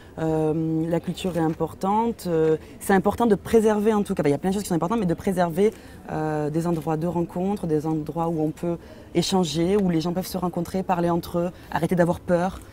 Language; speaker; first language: French; early bilingual, other home language; Arabic